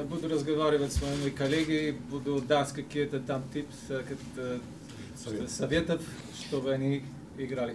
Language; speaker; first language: Russian; non-native, learner; Ukrainian